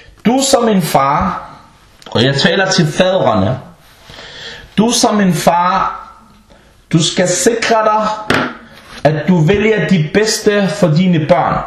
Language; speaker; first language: Danish; non-native, local second language; Arabic